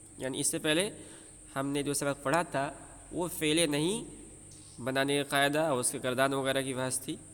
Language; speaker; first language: Urdu; native; Urdu